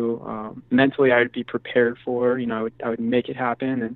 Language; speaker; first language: English; native; English